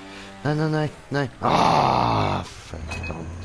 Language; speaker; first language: German; native; German